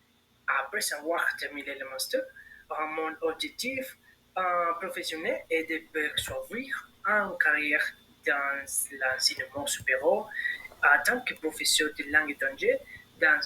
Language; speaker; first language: French; non-native, learner; Spanish